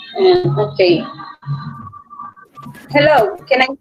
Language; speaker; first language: English; non-native, learner; Spanish